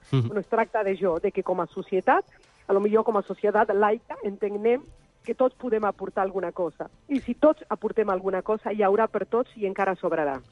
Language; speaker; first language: Catalan; non-native, fluent; Spanish